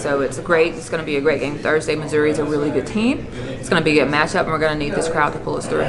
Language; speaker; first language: English; native; English